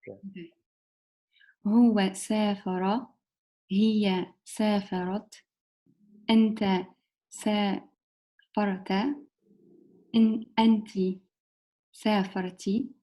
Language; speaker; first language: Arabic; non-native, learner; English